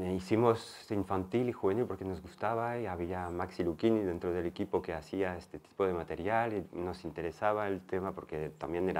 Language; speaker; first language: Spanish; non-native, fluent; French